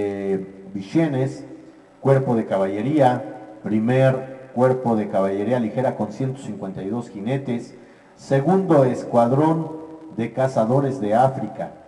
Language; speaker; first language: Spanish; native; Spanish